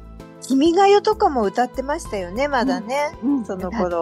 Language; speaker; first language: Japanese; native; Japanese